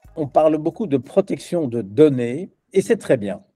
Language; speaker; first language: French; native; French